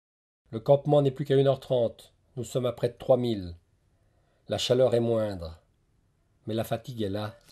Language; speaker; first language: French; native; French